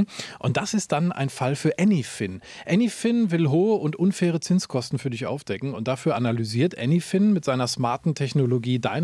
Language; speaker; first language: German; native; German